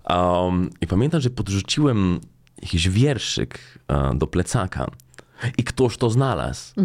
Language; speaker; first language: Polish; non-native, fluent; Slovenian